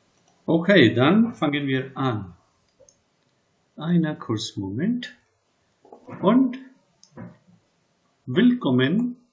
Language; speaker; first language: German; non-native, fluent; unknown